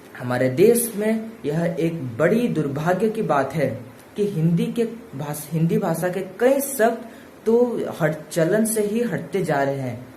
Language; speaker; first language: Hindi; non-native, local second language; Odia